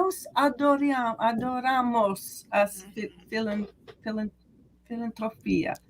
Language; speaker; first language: Portuguese; non-native, learner; English